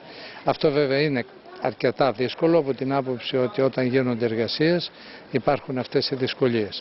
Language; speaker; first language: Greek; native; Greek